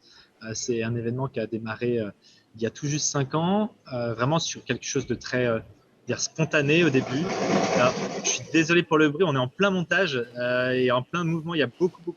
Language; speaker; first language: French; native; French